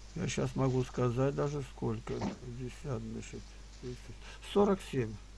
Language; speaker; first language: Russian; native; Russian